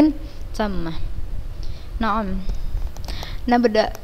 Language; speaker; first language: Arabic; non-native, fluent; Indonesian